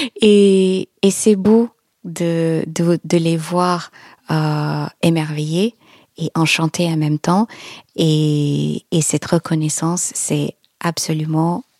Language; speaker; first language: French; non-native, fluent; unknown